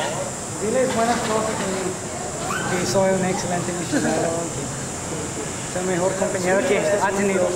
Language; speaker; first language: Spanish; non-native, learner; English